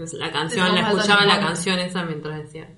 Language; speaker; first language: Spanish; native; Spanish